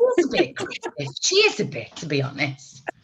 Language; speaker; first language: English; native; English